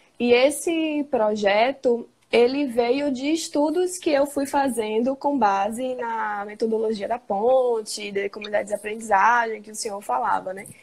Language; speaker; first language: Portuguese; native; Portuguese